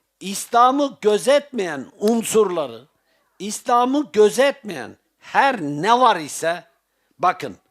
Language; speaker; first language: Turkish; native; Turkish